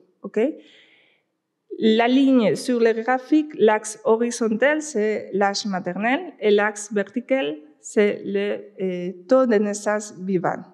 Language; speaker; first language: French; non-native, fluent; Spanish